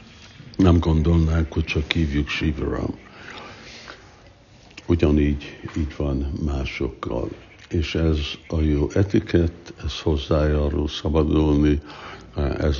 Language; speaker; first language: Hungarian; early bilingual, heritage; Hungarian